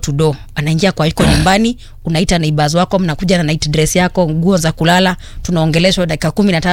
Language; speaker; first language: Swahili; non-native, local second language; Kikuyu